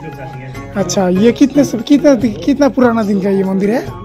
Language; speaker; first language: Hindi; non-native, local second language; Bangla